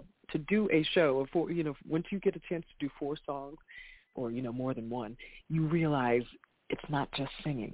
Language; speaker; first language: English; native; English